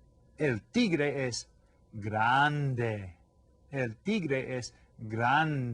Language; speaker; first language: Spanish; non-native, fluent; English